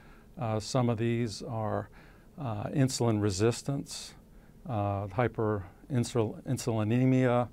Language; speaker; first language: English; native; English